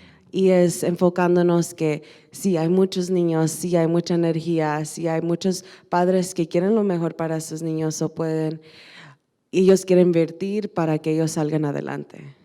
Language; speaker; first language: Spanish; early bilingual, heritage; Spanish